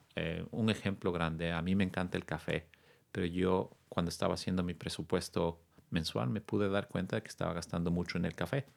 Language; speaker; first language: Spanish; native; Spanish